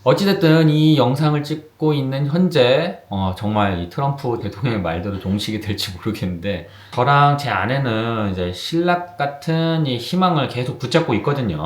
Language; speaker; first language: Korean; native; Korean